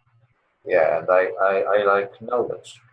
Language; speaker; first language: English; non-native, learner; Polish